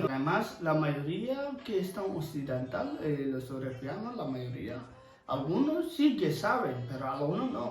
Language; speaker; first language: Spanish; non-native, learner; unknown